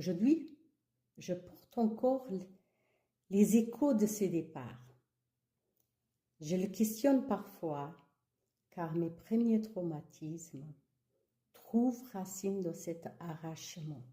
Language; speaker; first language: French; early bilingual, other home language; Kabuverdianu